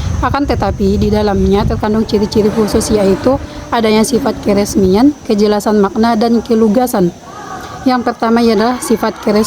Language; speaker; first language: Indonesian; native; Indonesian